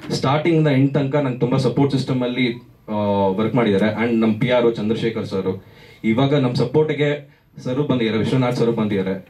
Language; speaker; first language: Kannada; native; Kannada